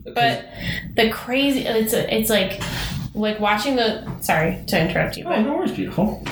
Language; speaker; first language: English; native; English